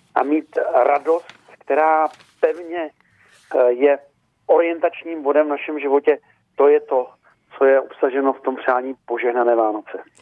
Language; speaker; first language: Czech; native; Czech